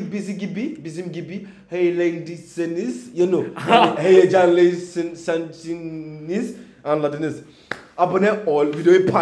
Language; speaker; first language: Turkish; non-native, learner; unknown